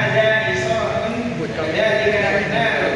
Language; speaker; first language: Arabic; non-native, learner; Indonesian